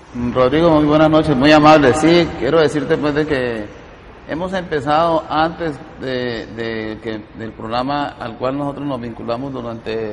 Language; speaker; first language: Spanish; native; Spanish